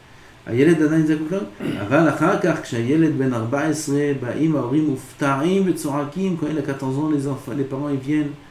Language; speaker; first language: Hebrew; non-native, fluent; French